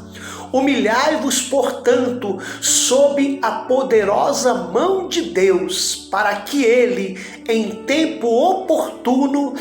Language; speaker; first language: Portuguese; native; Portuguese